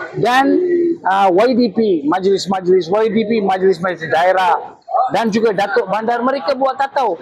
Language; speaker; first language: Malay; non-native, local second language; Tamil